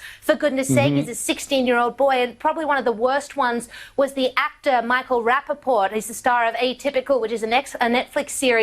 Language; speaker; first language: English; native; English